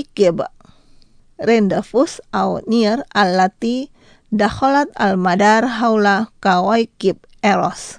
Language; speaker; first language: Arabic; non-native, fluent; Indonesian